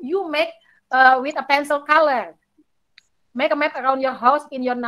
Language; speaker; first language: English; non-native, learner; Indonesian